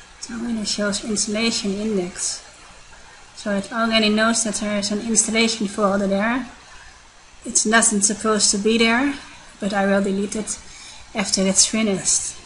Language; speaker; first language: English; non-native, fluent; Dutch